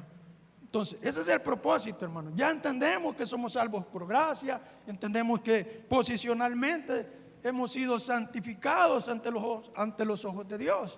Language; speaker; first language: Spanish; native; Spanish